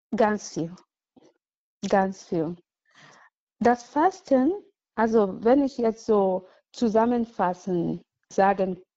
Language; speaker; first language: German; non-native, fluent; English